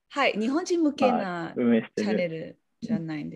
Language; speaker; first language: Japanese; non-native, learner; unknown